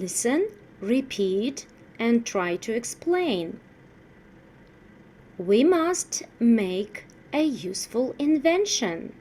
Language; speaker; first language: English; non-native, fluent; Russian